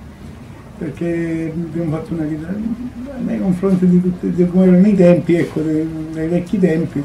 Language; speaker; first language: Italian; native; Italian